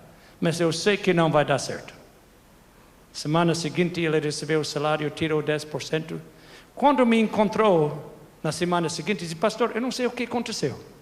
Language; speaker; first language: Portuguese; non-native, fluent; English